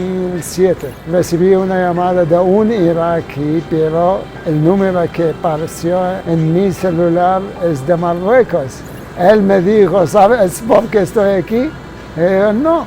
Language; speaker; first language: Spanish; non-native, fluent; Arabic